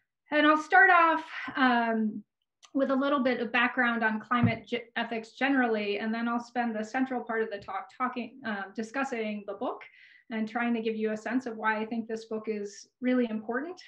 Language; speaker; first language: English; native; English